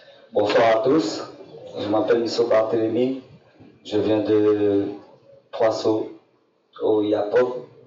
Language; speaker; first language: French; non-native, local second language; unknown